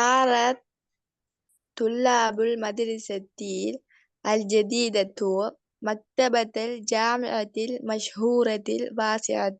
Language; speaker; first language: Arabic; non-native, learner; Tamil